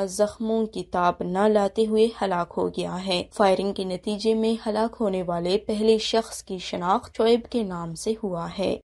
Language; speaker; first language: Urdu; non-native, local second language; Baluchi